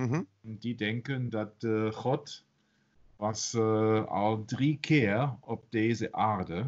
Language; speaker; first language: Dutch; non-native, learner; German